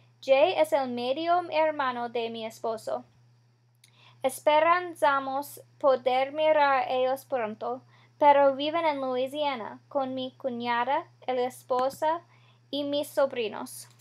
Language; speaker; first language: Spanish; non-native, learner; English